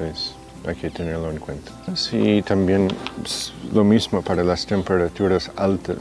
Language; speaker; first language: Spanish; non-native, fluent; English